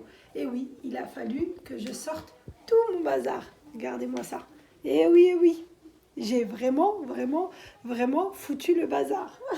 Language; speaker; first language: French; native; French